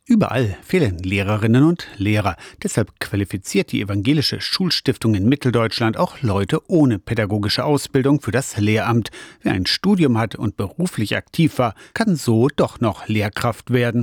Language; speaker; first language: German; native; German